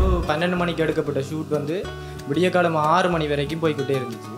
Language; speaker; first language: Tamil; native; Tamil